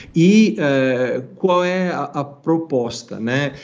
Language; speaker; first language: Portuguese; non-native, fluent; Italian